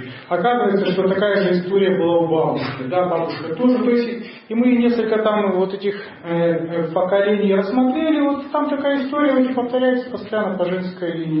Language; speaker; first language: Russian; native; Russian